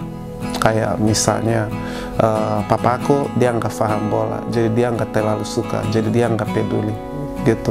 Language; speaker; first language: Indonesian; non-native, fluent; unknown